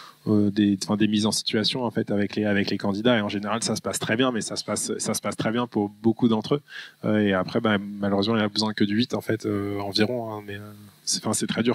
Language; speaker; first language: French; native; French